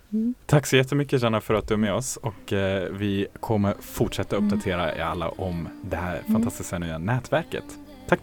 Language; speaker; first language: Swedish; native; Swedish